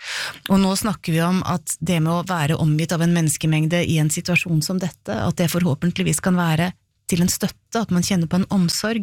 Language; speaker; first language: Norwegian; native; Norwegian